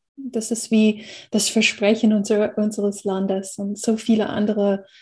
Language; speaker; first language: German; non-native, fluent; English